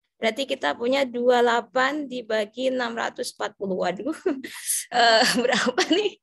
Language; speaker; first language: Indonesian; native; Indonesian